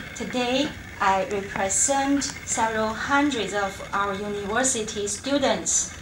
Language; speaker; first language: English; non-native, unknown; Chinese